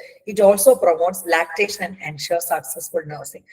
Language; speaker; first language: English; non-native, local second language; Malayalam